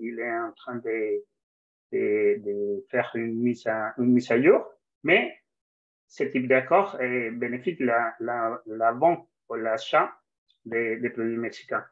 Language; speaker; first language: French; non-native, fluent; Spanish